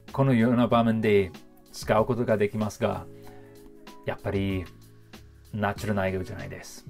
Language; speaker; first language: Japanese; non-native, fluent; English